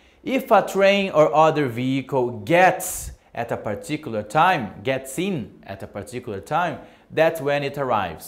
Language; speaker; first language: English; non-native, fluent; Portuguese